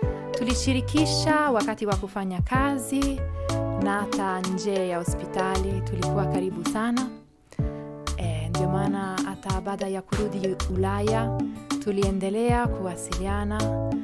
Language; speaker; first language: Swahili; non-native, fluent; Italian